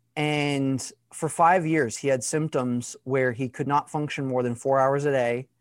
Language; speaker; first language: English; native; English